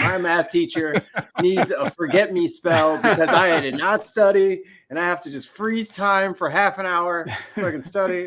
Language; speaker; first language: English; native; English